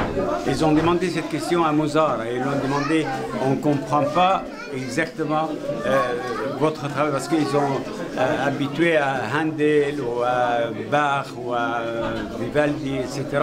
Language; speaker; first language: French; non-native, fluent; Arabic